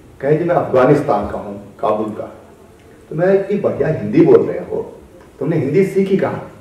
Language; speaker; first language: Hindi; native; Hindi